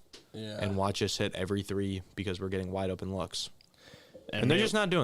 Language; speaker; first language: English; native; English